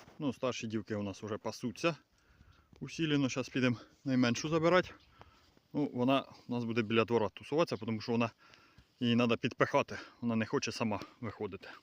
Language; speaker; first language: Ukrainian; native; Ukrainian